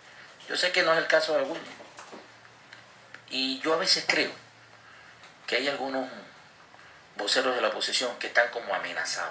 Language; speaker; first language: Spanish; native; Spanish